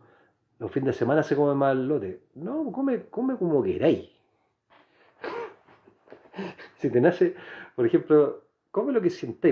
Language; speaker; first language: Spanish; native; Spanish